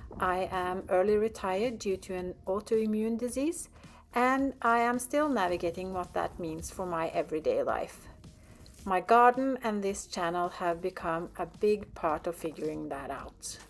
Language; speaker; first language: English; non-native, fluent; Norwegian